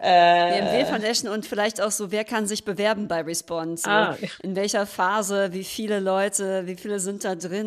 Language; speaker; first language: German; native; German